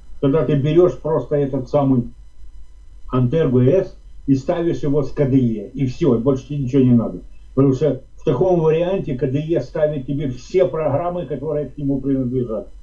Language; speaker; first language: Russian; native; Russian